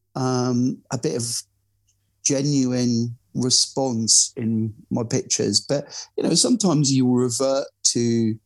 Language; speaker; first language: English; native; English